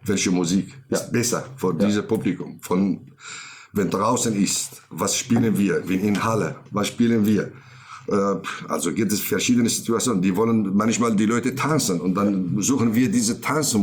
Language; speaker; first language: German; non-native, learner; Kurdish